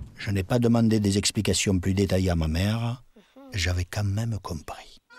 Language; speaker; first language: French; early bilingual, other home language; German